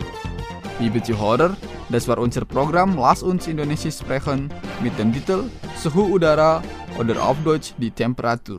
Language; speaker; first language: German; non-native, fluent; Indonesian